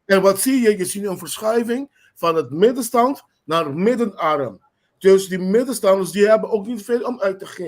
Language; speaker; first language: Dutch; non-native, local second language; Papiamento